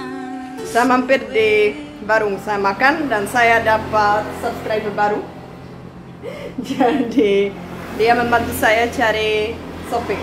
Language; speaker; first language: Indonesian; non-native, fluent; Czech